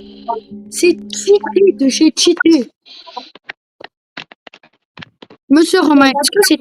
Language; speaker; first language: French; native; French